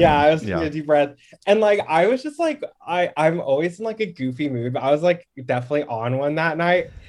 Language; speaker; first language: English; native; English